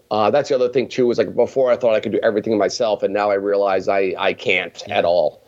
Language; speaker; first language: English; native; English